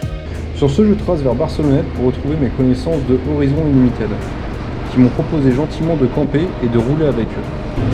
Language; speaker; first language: French; native; French